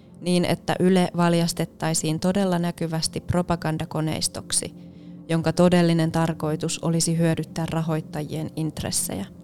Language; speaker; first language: Finnish; native; Finnish